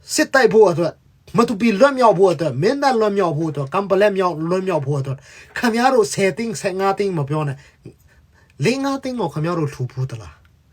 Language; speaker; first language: Burmese; non-native, local second language; Hakha Chin